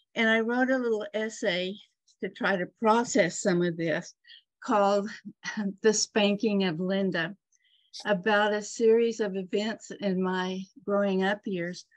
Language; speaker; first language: English; native; English